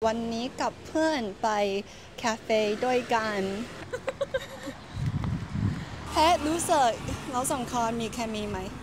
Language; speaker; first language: Thai; non-native, learner; Cantonese